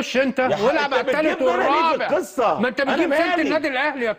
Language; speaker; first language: Arabic; native; Arabic